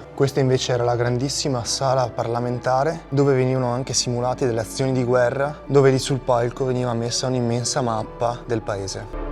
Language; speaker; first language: Italian; native; Italian